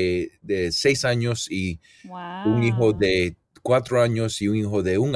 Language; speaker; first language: Spanish; early bilingual, heritage; Spanish